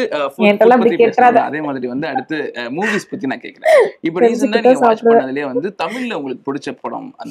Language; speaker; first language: Tamil; native; Tamil